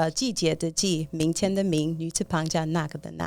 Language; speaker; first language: Chinese; non-native, fluent; English